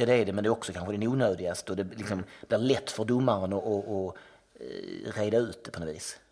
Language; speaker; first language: Swedish; native; Swedish